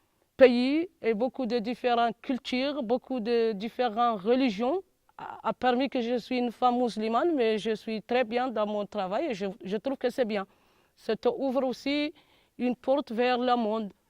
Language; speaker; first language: French; non-native, local second language; Arabic